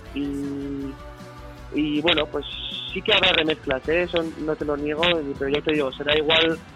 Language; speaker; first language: Spanish; non-native, local second language; Basque